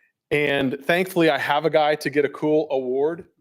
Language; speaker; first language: English; native; English